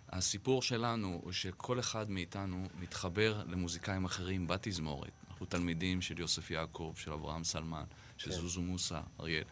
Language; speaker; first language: Hebrew; native; Hebrew